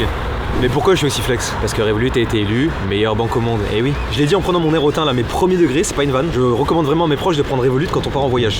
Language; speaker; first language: French; native; French